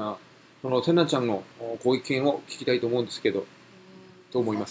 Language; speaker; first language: Japanese; non-native, fluent; Korean